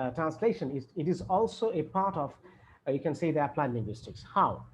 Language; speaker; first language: English; non-native, local second language; Bangla